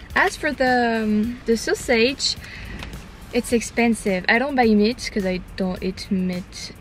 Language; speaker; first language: English; non-native, fluent; French